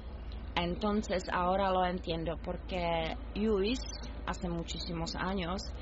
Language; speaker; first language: Spanish; non-native, learner; Czech